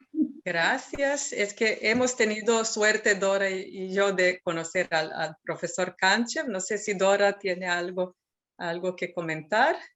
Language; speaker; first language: Spanish; non-native, fluent; Serbian